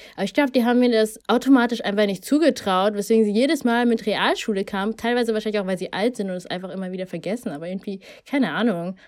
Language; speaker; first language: German; early bilingual, other home language; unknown